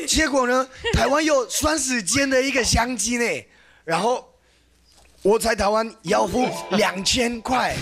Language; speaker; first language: Chinese; non-native, fluent; Spanish